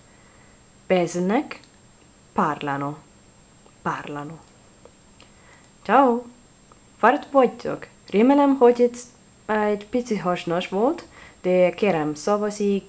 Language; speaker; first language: Hungarian; non-native, learner; Italian